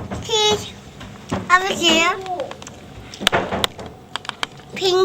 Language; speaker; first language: Korean; early bilingual, heritage; Korean